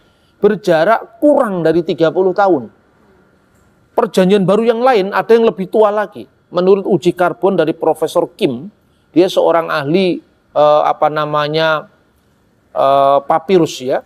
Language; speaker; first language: Indonesian; native; Indonesian